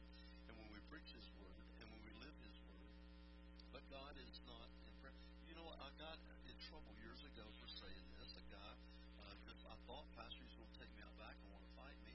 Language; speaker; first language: English; native; English